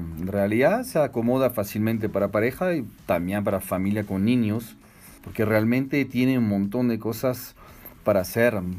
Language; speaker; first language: Spanish; non-native, fluent; French